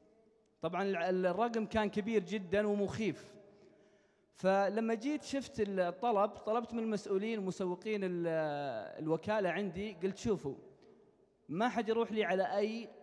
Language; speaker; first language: Arabic; native; Arabic